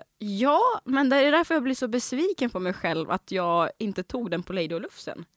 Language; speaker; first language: Swedish; native; Swedish